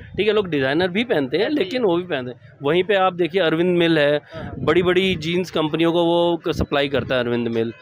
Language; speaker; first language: Hindi; native; Hindi